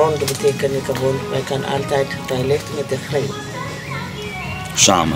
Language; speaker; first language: Dutch; non-native, learner; Amharic